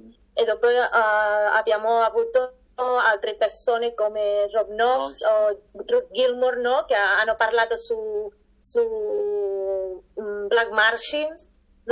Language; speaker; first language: Italian; non-native, fluent; Catalan